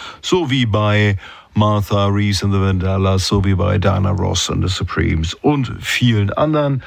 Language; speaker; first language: German; native; German